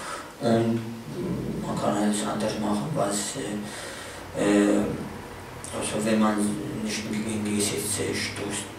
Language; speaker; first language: German; non-native, fluent; Arabic